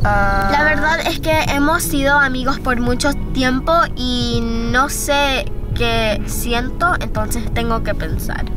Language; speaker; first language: Spanish; early bilingual, heritage; Spanish